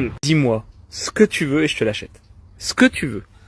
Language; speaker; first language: French; native; French